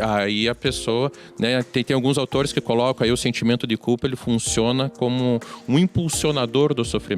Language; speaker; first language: Portuguese; native; Portuguese